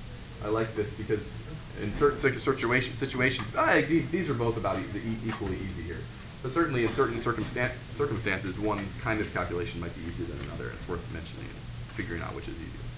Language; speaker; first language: English; native; English